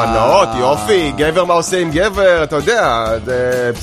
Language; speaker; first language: Hebrew; native; Hebrew